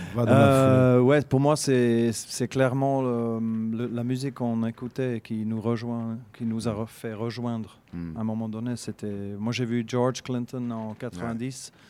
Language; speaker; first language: French; native; French